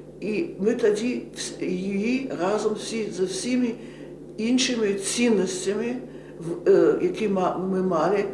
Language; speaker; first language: Ukrainian; early bilingual, heritage; Ukrainian